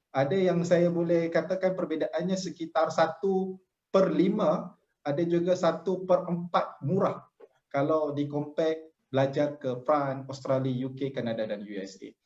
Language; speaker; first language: Malay; native; Malay